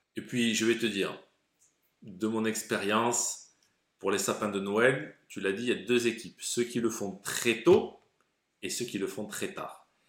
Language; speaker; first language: French; native; French